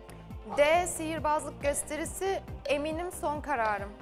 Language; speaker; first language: Turkish; early bilingual, heritage; Turkish